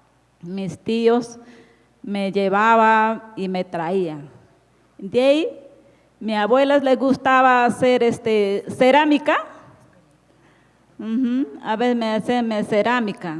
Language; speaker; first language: Spanish; non-native, local second language; Shipibo-Conibo